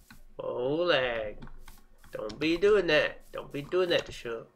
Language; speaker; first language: English; native; English